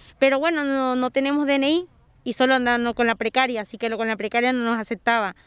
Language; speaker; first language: Spanish; native; Spanish